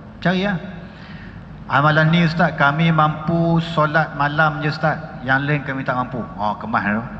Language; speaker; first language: Malay; native; Malay